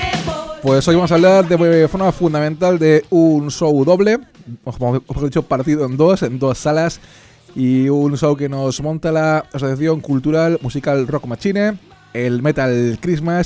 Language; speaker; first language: Spanish; native; Spanish